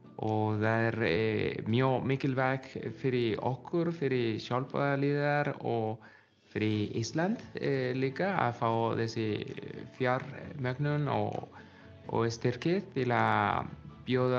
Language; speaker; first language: Icelandic; non-native, learner; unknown